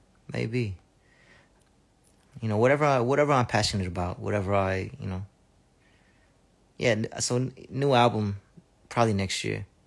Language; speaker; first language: English; early bilingual, other home language; Korean